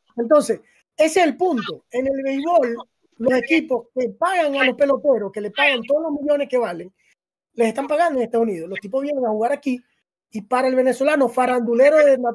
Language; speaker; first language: Spanish; native; Spanish